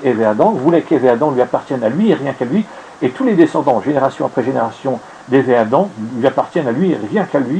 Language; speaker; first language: French; native; French